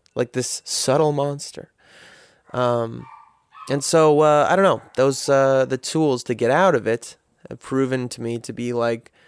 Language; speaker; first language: English; native; English